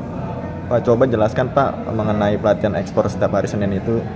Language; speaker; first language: Indonesian; native; Indonesian